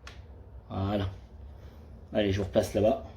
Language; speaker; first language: French; native; French